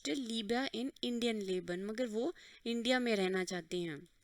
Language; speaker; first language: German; non-native, fluent; Hindi